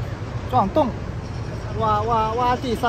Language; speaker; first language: Chinese; native; Chinese